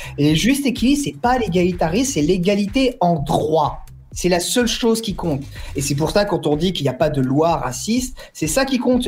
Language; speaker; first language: French; native; French